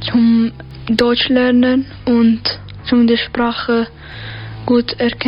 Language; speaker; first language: German; early bilingual, other home language; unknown